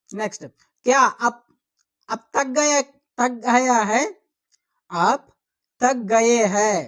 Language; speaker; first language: Hindi; non-native, local second language; Telugu